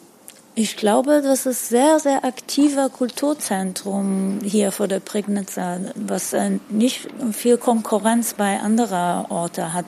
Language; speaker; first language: German; non-native, fluent; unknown